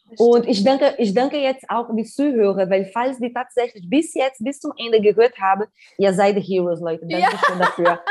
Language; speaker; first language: German; non-native, fluent; Portuguese